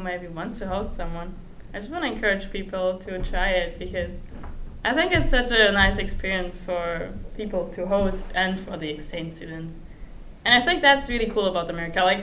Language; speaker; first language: English; non-native, fluent; German